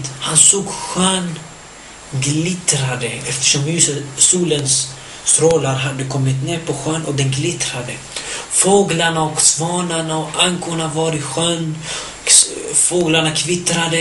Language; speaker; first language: Swedish; early bilingual, other home language; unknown